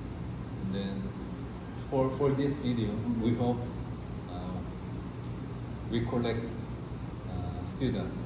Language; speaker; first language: English; non-native, learner; Korean